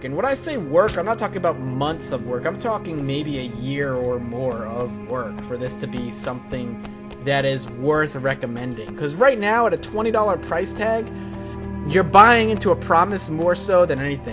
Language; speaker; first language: English; native; English